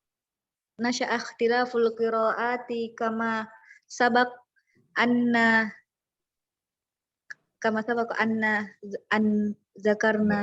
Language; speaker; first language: Arabic; non-native, learner; Indonesian